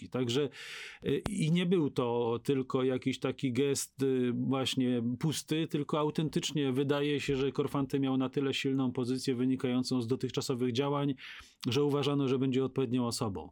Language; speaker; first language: Polish; native; Polish